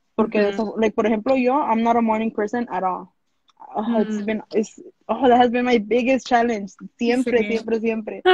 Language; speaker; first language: Spanish; early bilingual, heritage; Spanish